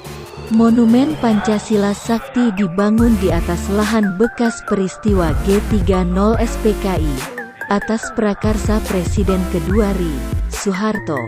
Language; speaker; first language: Indonesian; native; Indonesian